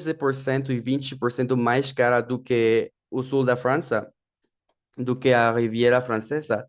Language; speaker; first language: Portuguese; non-native, fluent; Spanish